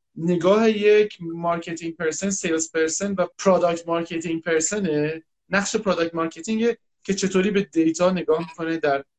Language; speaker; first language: Persian; native; Persian